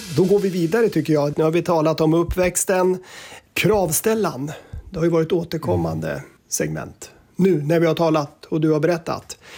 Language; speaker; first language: Swedish; native; Swedish